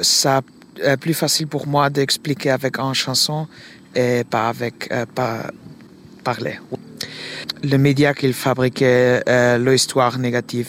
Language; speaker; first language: French; non-native, learner; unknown